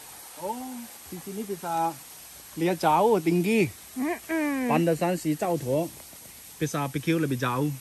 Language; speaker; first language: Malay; non-native, fluent; Chinese